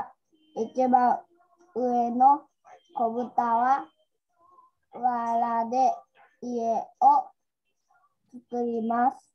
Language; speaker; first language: Japanese; non-native, learner; Vietnamese